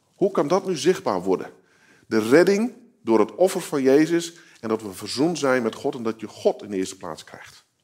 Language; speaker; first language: Dutch; native; Dutch